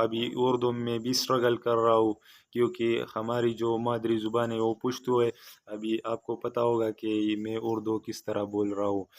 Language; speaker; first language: Urdu; non-native, local second language; Pashto